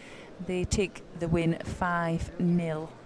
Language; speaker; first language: English; native; English